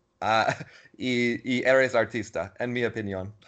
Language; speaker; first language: Spanish; non-native, learner; English